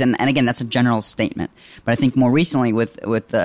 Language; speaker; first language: English; early bilingual, other home language; Arabic